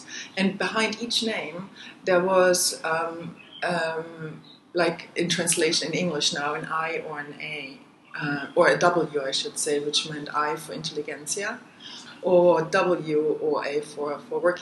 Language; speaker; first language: English; non-native, fluent; German